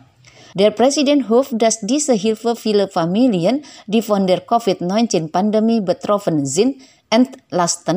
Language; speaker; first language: German; non-native, fluent; Indonesian